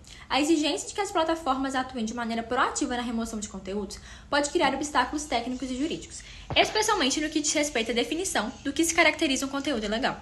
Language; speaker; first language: Portuguese; native; Portuguese